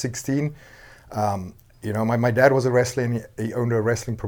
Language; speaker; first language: English; non-native, local second language; Afrikaans